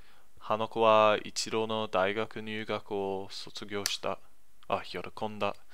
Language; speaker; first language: Japanese; non-native, learner; English